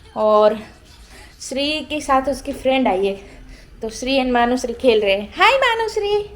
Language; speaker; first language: Hindi; non-native, local second language; Gujarati